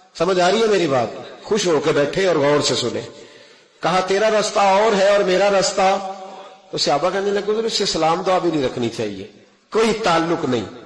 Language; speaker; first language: Urdu; non-native, local second language; Punjabi